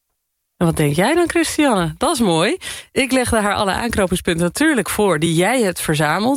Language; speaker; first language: Dutch; native; Dutch